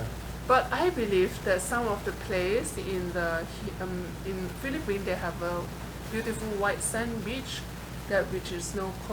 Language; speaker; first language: English; non-native, fluent; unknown